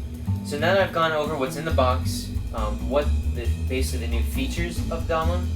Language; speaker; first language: English; native; English